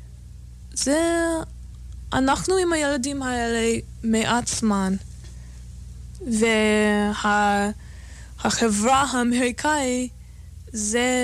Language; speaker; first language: Hebrew; non-native, fluent; English